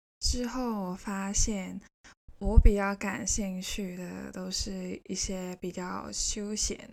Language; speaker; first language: Chinese; non-native, local second language; Cantonese